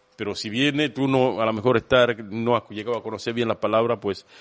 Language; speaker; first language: Spanish; non-native, fluent; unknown